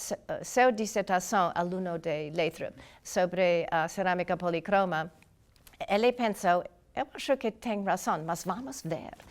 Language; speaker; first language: Portuguese; non-native, learner; English